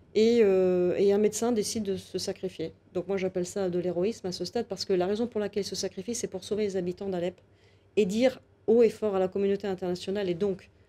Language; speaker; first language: French; native; French